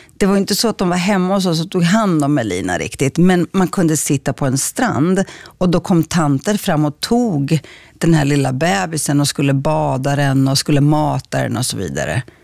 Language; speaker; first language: Swedish; early bilingual, other home language; Greek